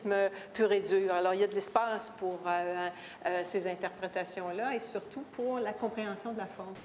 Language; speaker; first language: French; native; French